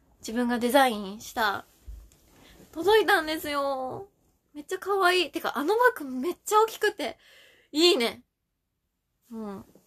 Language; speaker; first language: Japanese; native; Japanese